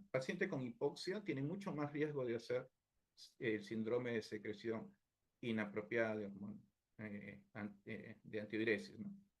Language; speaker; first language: Spanish; native; Spanish